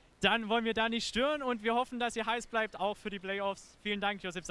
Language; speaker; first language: German; native; German